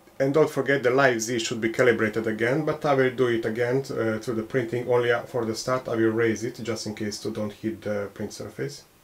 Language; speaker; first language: English; non-native, fluent; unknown